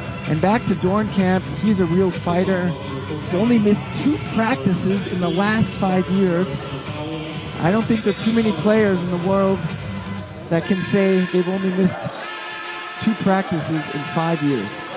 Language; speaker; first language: English; native; English